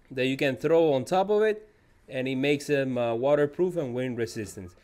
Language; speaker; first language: English; native; English